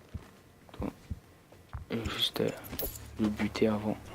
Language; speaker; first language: French; native; French